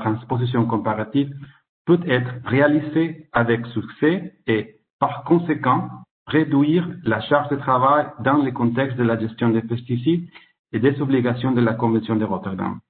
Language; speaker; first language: French; non-native, fluent; Italian